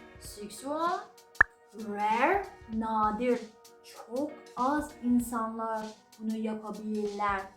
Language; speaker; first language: Turkish; non-native, fluent; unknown